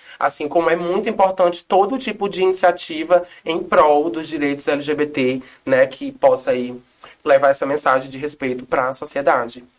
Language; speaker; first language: Portuguese; native; Portuguese